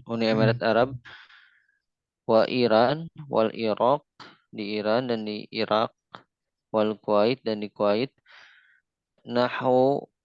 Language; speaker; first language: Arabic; non-native, learner; Indonesian